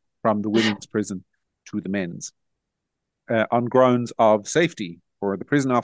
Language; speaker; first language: English; native; English